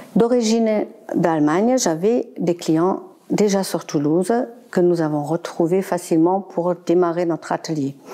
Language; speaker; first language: French; non-native, fluent; German